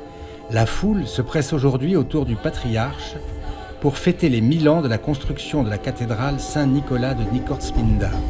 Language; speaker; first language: French; native; French